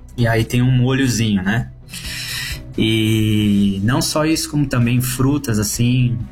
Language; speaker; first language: Portuguese; native; Portuguese